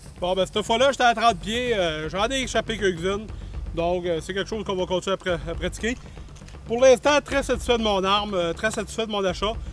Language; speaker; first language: French; native; French